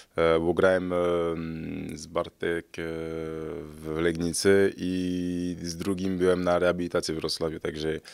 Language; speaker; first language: Polish; non-native, fluent; French